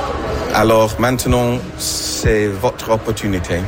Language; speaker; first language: French; non-native, fluent; English